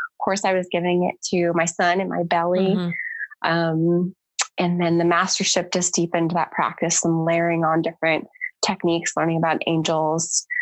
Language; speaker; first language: English; native; English